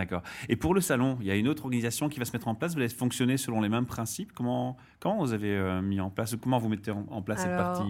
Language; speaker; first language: French; native; French